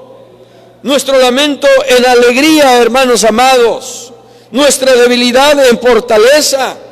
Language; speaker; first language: Spanish; native; Spanish